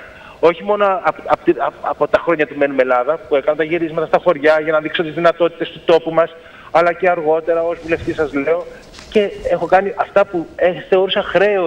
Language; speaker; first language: Greek; native; Greek